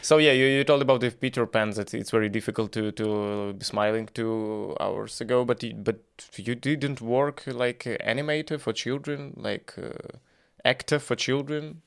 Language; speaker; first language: English; non-native, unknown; Ukrainian